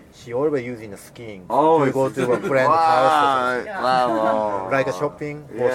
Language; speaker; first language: English; non-native, learner; Japanese